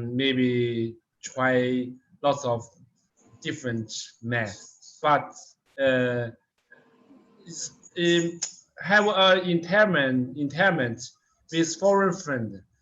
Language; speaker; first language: English; non-native, learner; Chinese